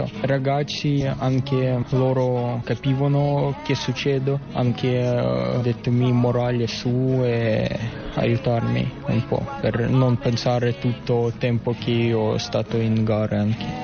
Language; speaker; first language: Italian; non-native, learner; Ukrainian